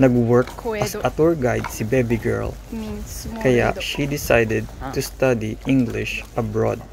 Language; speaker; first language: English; non-native, local second language; Filipino